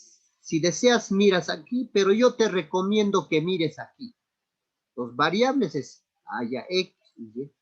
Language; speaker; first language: Spanish; native; Spanish